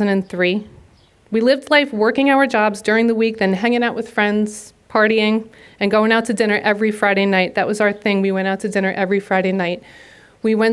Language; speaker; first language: English; native; English